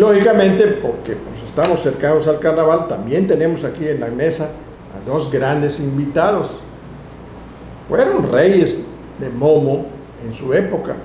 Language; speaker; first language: Spanish; native; Spanish